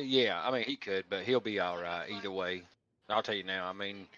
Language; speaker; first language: English; native; English